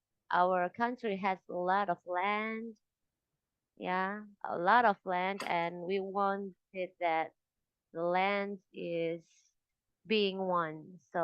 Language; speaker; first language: English; non-native, local second language; Indonesian